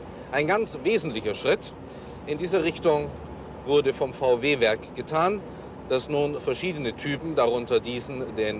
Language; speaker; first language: German; native; German